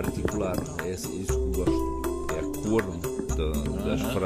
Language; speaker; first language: Portuguese; early bilingual, heritage; French